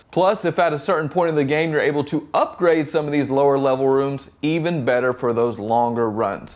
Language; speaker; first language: English; native; English